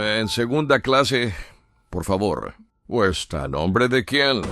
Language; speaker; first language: Spanish; non-native, fluent; Polish